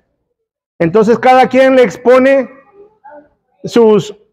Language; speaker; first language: Spanish; native; Spanish